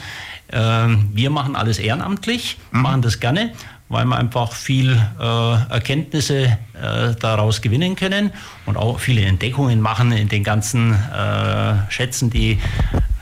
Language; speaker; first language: German; native; German